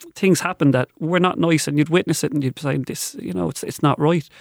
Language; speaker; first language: English; native; English